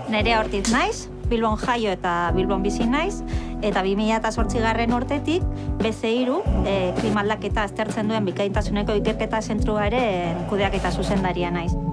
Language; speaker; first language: Basque; non-native, local second language; Spanish